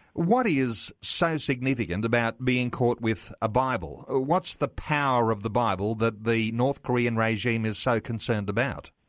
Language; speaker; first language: English; native; English